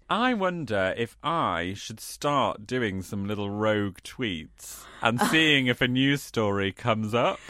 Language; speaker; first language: English; native; English